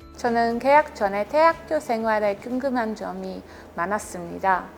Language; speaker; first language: Korean; non-native, fluent; English